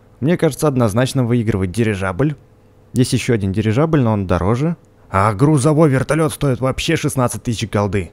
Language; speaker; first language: Russian; native; Russian